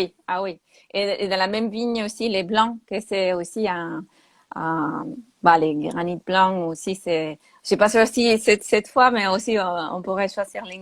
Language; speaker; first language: French; non-native, fluent; Spanish